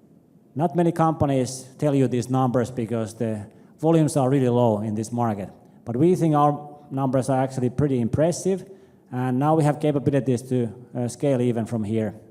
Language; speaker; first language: English; non-native, fluent; Finnish